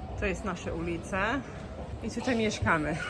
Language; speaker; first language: Polish; non-native, fluent; English